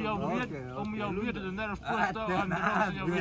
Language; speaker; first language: Swedish; early bilingual, other home language; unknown